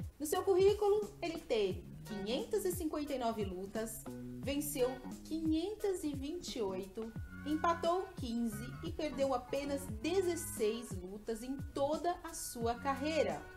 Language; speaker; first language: Portuguese; native; Portuguese